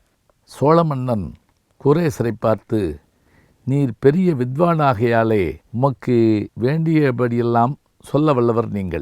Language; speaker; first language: Tamil; native; Tamil